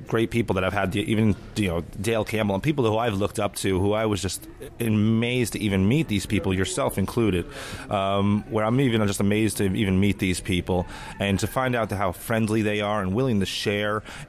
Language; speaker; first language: English; native; English